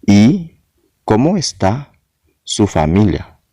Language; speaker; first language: Spanish; non-native, learner; Haitian Creole